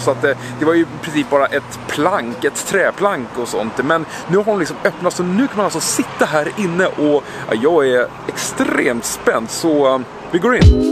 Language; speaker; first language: Swedish; native; Swedish